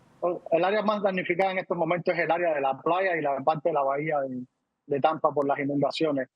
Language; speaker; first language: Spanish; native; Spanish